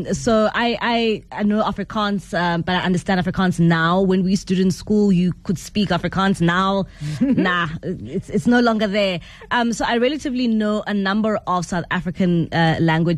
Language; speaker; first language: English; non-native, local second language; Zulu